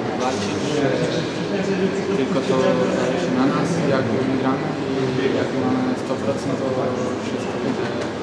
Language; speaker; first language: Polish; non-native, fluent; Spanish